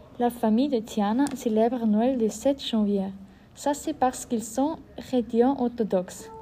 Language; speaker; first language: French; non-native, learner; German